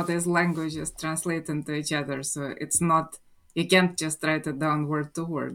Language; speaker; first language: English; non-native, fluent; Russian